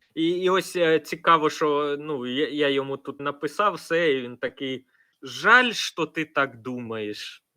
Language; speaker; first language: Ukrainian; non-native, local second language; Russian